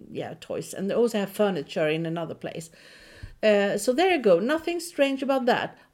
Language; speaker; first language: English; non-native, fluent; Swedish